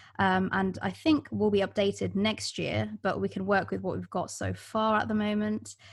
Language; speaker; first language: English; early bilingual, other home language; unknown